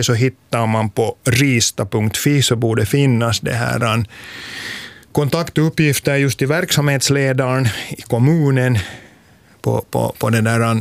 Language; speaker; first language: Swedish; native; Swedish